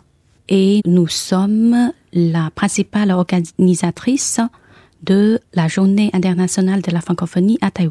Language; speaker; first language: French; non-native, fluent; Chinese